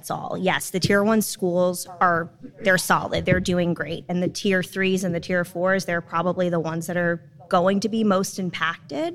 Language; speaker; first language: English; native; English